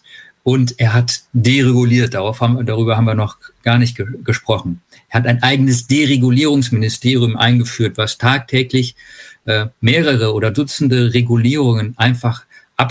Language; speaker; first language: German; native; German